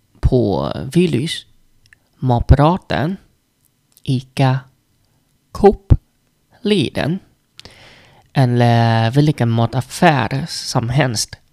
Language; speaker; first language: Swedish; non-native, learner; Vietnamese